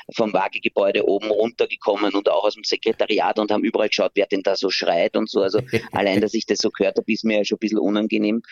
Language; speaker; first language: German; native; German